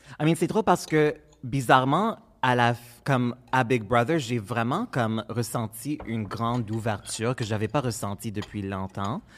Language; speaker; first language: French; non-native, local second language; English